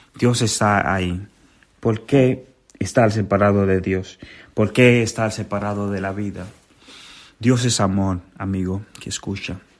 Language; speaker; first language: Spanish; native; Spanish